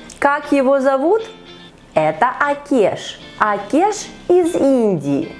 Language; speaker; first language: Russian; native; Russian